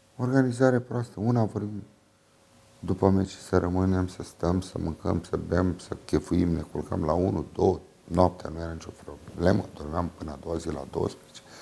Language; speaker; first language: Romanian; native; Romanian